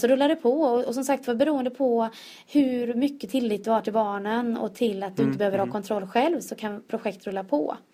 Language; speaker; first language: Swedish; native; Swedish